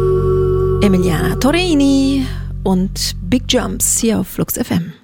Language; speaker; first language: German; native; German